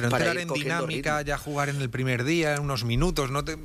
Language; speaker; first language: Spanish; native; Spanish